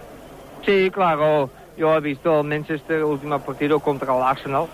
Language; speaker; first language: Spanish; non-native, learner; Dutch